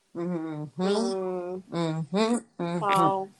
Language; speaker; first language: English; early bilingual, other home language; Kurdish